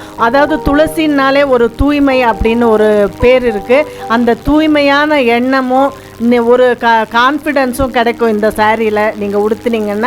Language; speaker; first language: Tamil; native; Tamil